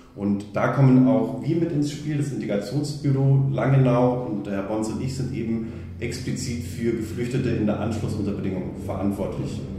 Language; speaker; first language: German; native; German